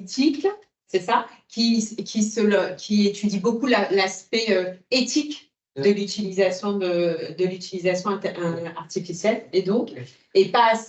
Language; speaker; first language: French; native; French